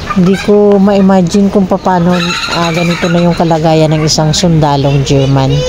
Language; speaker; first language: Filipino; non-native, local second language; Waray